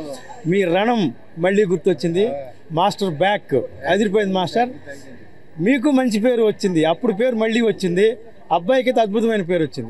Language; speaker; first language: Telugu; native; Telugu